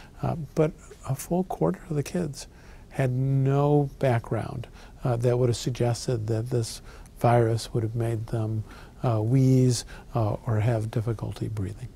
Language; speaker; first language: English; native; English